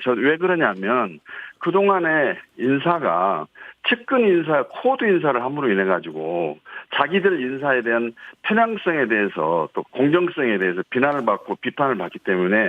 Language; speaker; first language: Korean; native; Korean